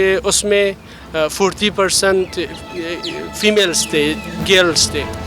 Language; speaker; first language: Hindi; non-native, fluent; Persian